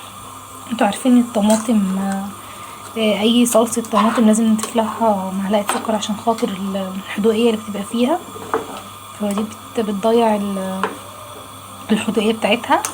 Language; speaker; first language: Arabic; native; Arabic